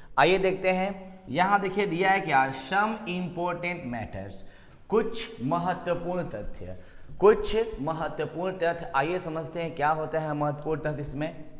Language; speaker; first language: Hindi; native; Hindi